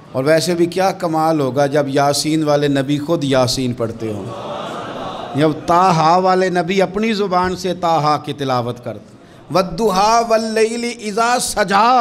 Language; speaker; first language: Urdu; non-native, local second language; Punjabi